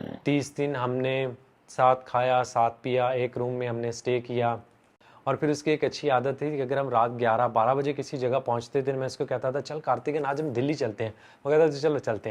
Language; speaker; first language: Urdu; native; Urdu